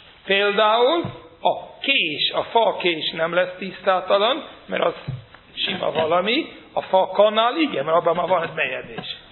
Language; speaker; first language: Hungarian; non-native, fluent; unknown